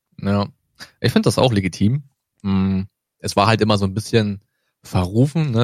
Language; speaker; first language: German; native; German